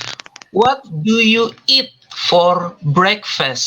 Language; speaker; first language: English; non-native, fluent; Indonesian